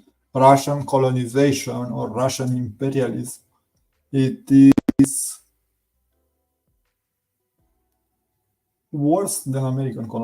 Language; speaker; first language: English; non-native, learner; Romanian